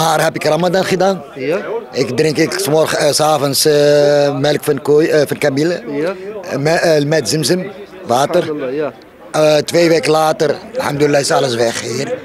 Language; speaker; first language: Dutch; early bilingual, other home language; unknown